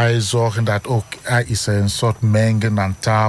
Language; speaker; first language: Dutch; non-native, learner; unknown